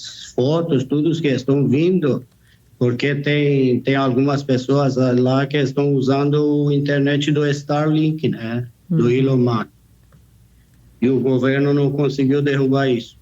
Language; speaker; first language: Portuguese; non-native, fluent; Persian